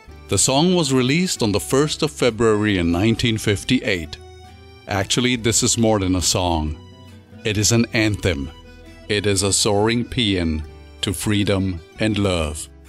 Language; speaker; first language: English; non-native, fluent; German